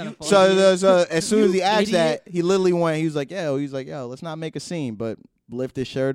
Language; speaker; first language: English; native; English